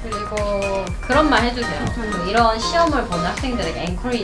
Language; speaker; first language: Korean; native; Korean